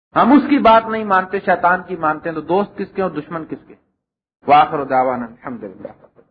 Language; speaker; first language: Urdu; non-native, local second language; Punjabi